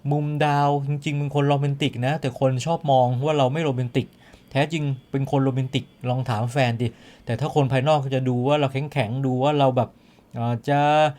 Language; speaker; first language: Thai; native; Thai